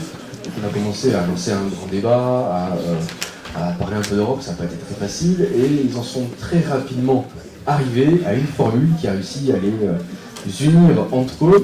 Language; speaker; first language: French; native; French